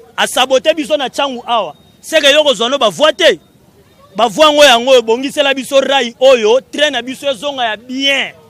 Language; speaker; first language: Lingala; native; Lingala